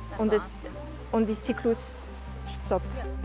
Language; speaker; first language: German; non-native, local second language; French